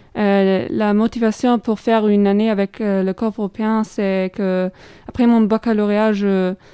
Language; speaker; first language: French; non-native, learner; German